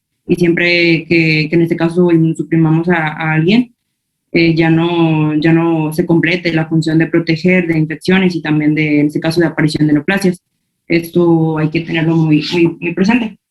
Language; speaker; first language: Spanish; native; Spanish